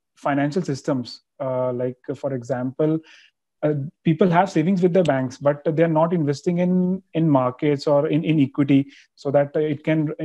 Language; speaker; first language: English; non-native, local second language; Hindi